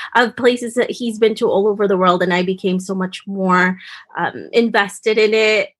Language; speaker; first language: English; early bilingual, other home language; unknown